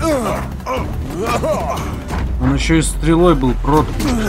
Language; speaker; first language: Russian; native; Russian